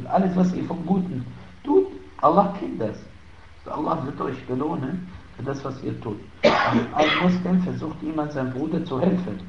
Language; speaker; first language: German; non-native, fluent; Arabic